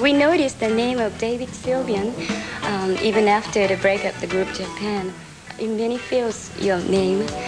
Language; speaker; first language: English; non-native, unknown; Japanese